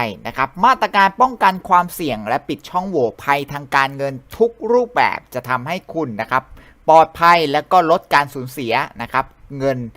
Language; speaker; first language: Thai; native; Thai